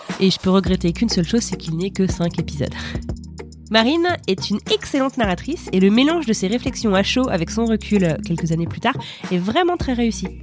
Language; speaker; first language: French; native; French